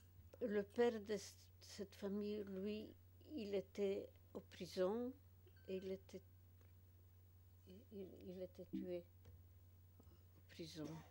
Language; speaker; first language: French; non-native, fluent; Polish